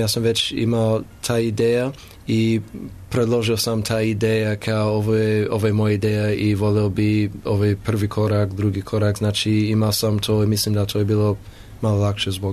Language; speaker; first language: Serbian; non-native, learner; English